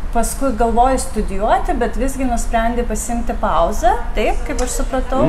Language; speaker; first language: Lithuanian; native; Lithuanian